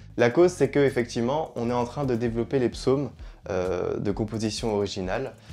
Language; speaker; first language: French; native; French